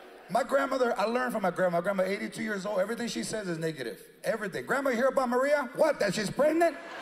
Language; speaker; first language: English; early bilingual, other home language; Spanish